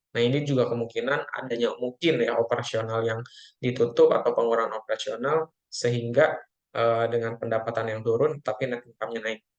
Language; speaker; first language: Indonesian; native; Indonesian